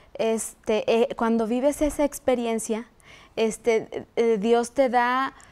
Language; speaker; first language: Spanish; native; Spanish